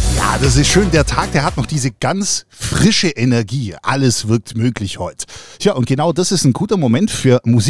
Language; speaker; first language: German; native; German